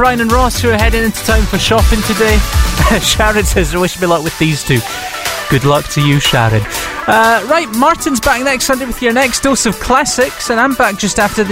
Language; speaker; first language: English; native; English